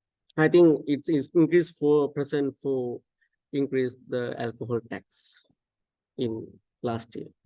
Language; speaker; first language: English; non-native, local second language; Sinhala